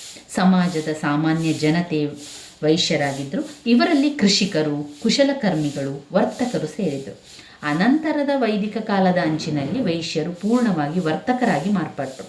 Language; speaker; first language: Kannada; native; Kannada